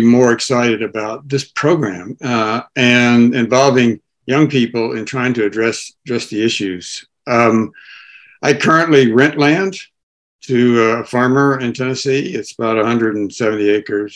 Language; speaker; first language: English; native; English